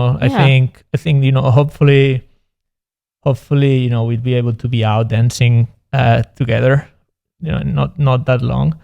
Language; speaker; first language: English; non-native, fluent; Spanish